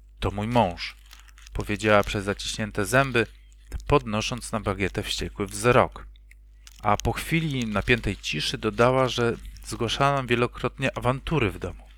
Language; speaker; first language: Polish; native; Polish